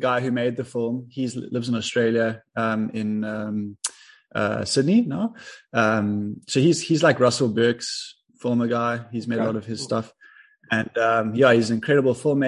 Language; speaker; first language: English; native; English